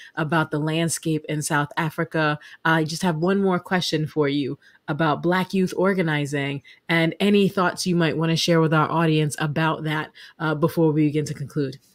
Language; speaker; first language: English; native; English